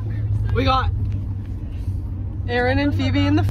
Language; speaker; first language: English; native; English